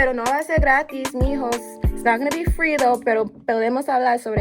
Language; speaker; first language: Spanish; non-native, fluent; English